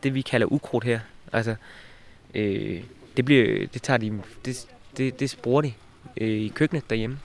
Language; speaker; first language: Danish; native; Danish